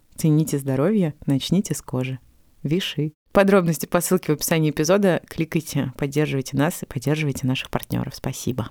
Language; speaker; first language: Russian; native; Russian